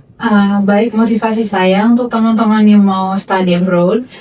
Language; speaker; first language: Indonesian; non-native, fluent; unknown